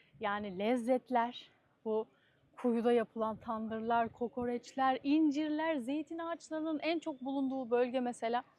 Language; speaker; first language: Turkish; native; Turkish